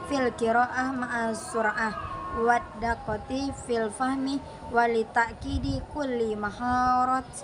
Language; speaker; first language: Arabic; non-native, learner; Indonesian